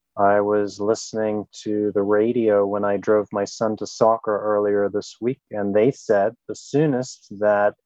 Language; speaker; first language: English; non-native, fluent; German